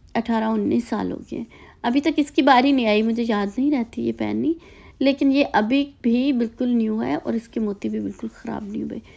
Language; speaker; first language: Urdu; native; Urdu